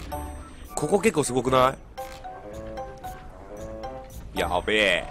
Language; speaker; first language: Japanese; native; Japanese